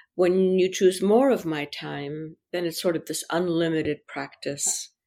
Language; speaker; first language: English; early bilingual, other home language; French